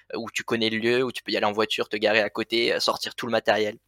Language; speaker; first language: French; native; French